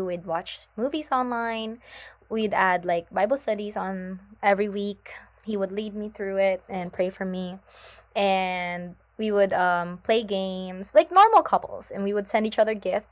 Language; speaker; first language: English; non-native, local second language; Filipino